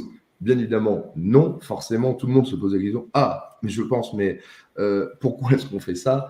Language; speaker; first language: French; native; French